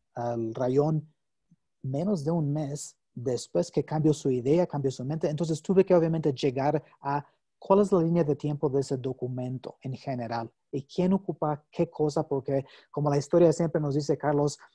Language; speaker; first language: Spanish; non-native, fluent; English